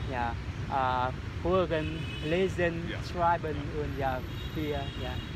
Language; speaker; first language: German; non-native, learner; Vietnamese